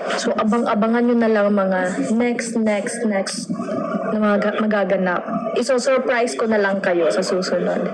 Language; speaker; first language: Filipino; non-native, local second language; Cebuano